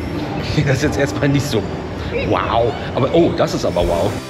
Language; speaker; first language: German; native; German